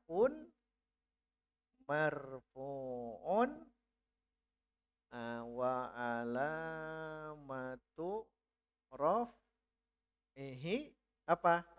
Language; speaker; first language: Arabic; non-native, fluent; Sundanese